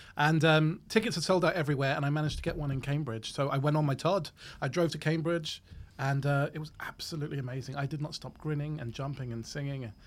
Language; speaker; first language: English; native; English